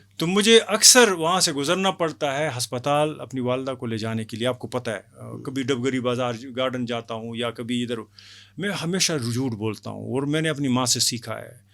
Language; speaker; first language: Urdu; non-native, local second language; Pashto